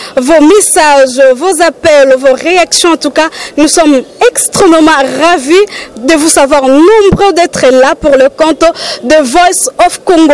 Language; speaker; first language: French; non-native, local second language; Lingala